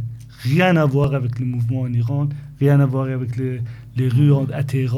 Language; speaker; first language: French; non-native, fluent; Persian